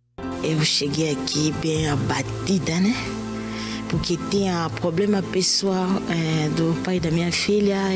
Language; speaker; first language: Portuguese; non-native, learner; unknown